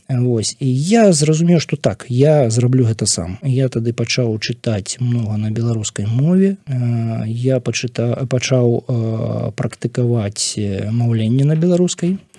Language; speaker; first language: Belarusian; non-native, local second language; Russian